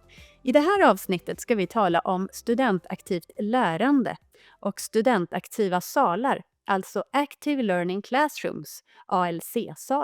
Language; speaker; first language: Swedish; native; Swedish